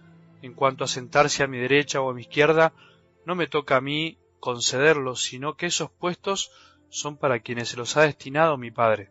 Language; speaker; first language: Spanish; native; Spanish